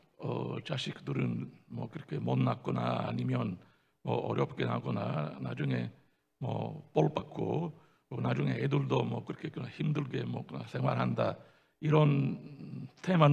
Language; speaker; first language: Korean; non-native, fluent; Italian